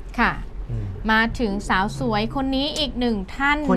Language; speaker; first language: Thai; native; Thai